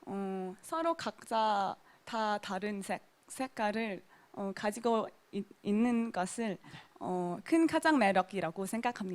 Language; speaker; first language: Korean; non-native, local second language; Thai